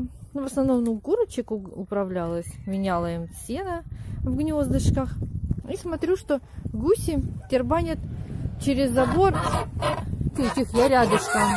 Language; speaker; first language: Russian; native; Russian